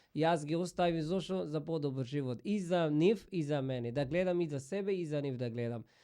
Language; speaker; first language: Macedonian; non-native, fluent; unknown